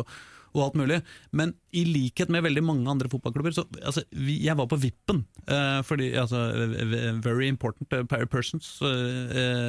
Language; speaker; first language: Norwegian; native; Norwegian